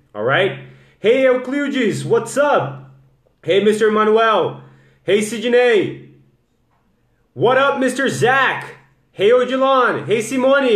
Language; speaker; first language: English; non-native, fluent; Portuguese